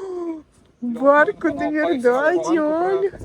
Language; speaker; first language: Portuguese; non-native, learner; Russian